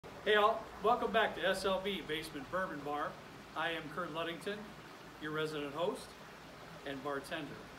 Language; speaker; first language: English; native; English